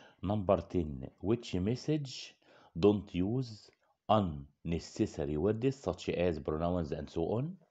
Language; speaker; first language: English; non-native, fluent; Arabic